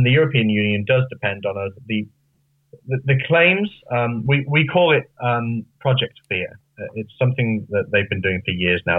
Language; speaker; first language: English; native; English